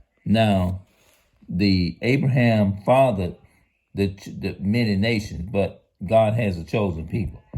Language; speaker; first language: English; native; English